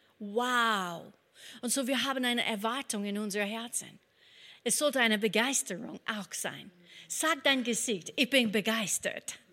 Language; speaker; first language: German; non-native, fluent; English